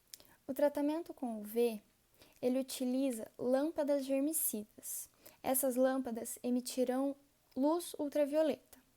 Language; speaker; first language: Portuguese; native; Portuguese